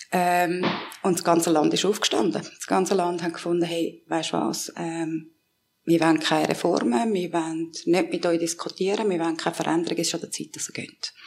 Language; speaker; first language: German; early bilingual, other home language; Persian